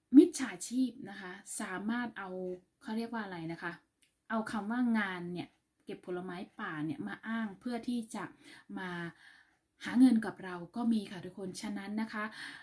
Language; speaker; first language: Thai; native; Thai